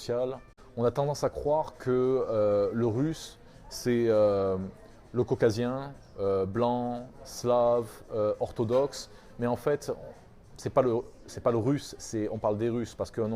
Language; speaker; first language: French; native; French